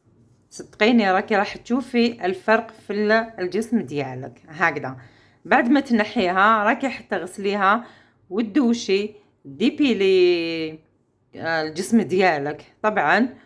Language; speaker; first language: Arabic; native; Arabic